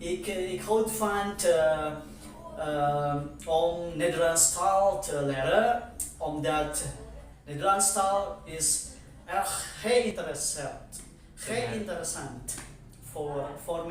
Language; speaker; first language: Dutch; non-native, learner; Indonesian